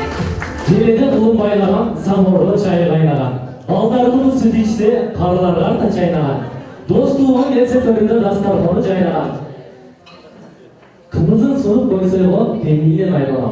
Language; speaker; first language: Kyrgyz; native; Kyrgyz